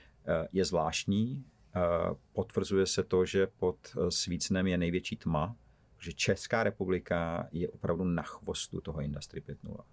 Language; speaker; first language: Czech; native; Czech